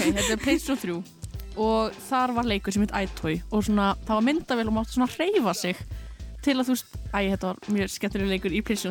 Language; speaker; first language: Icelandic; native; Icelandic